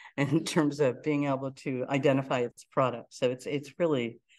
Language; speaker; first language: English; native; English